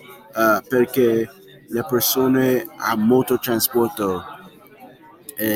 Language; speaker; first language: Italian; non-native, learner; English